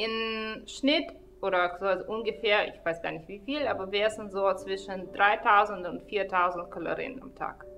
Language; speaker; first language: German; non-native, fluent; Russian